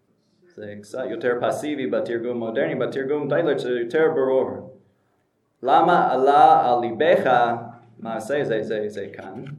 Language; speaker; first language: Hebrew; non-native, fluent; English